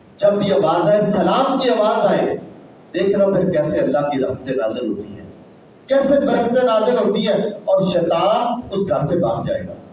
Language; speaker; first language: Urdu; non-native, local second language; Punjabi